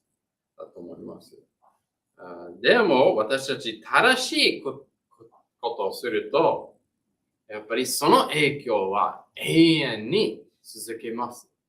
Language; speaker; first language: Japanese; non-native, fluent; English